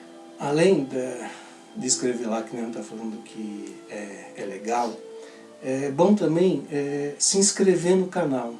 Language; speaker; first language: Portuguese; native; Portuguese